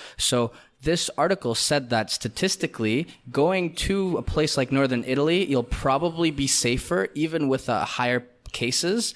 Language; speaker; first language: English; non-native, fluent; Russian